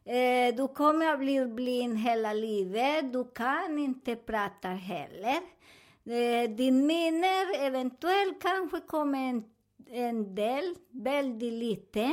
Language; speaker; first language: Swedish; non-native, learner; Spanish